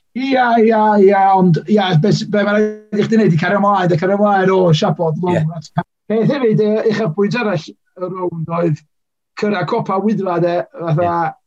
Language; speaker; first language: Welsh; native; Welsh